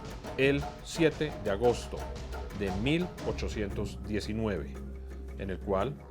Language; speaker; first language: Spanish; native; Spanish